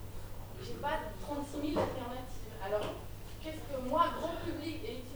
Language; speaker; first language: French; native; French